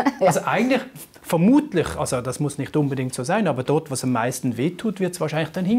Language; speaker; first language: German; native; German